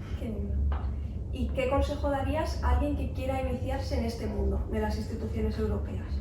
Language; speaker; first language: Spanish; native; Spanish